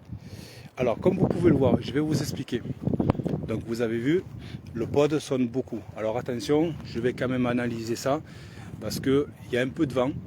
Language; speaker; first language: French; native; French